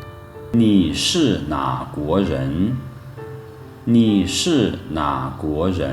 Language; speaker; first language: Chinese; non-native, fluent; Lao